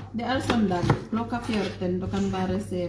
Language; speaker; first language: Norwegian; non-native, learner; Filipino